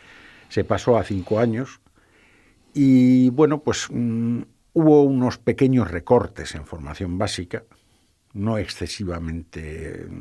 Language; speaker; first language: Spanish; native; Spanish